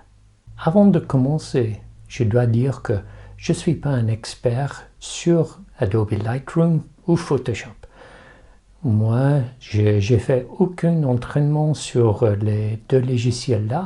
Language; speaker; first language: French; non-native, fluent; English